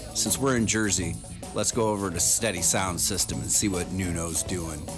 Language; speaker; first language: English; native; English